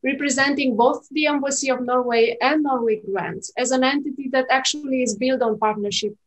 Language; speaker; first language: English; non-native, fluent; Romanian